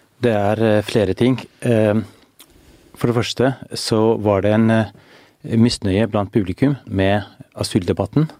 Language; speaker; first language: Norwegian; non-native, fluent; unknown